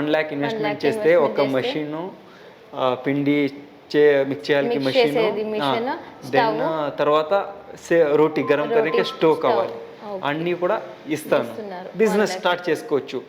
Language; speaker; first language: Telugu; non-native, local second language; Hindi